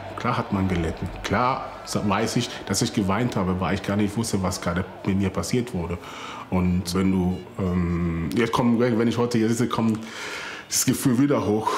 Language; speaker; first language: German; early bilingual, other home language; Akan